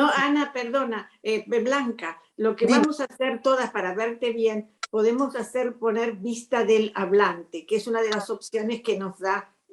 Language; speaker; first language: Spanish; native; Spanish